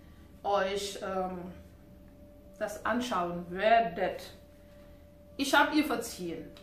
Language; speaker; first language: German; non-native, fluent; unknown